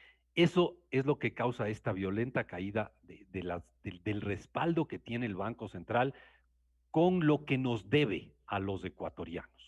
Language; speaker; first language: Spanish; native; Spanish